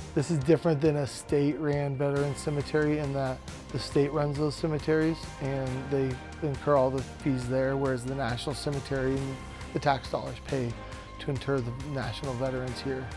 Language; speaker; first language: English; native; English